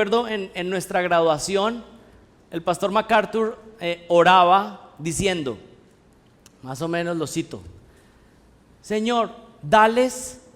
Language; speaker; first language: Spanish; native; Spanish